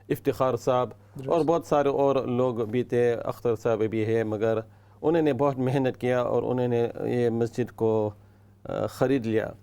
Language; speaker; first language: Urdu; non-native, learner; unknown